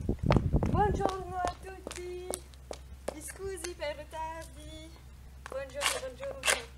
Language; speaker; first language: Italian; non-native, learner; French